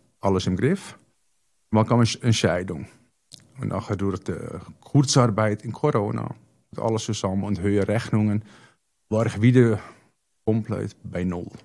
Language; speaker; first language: German; non-native, fluent; Dutch